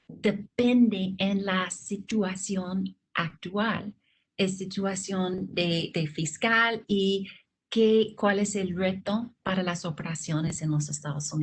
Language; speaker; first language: Spanish; non-native, fluent; English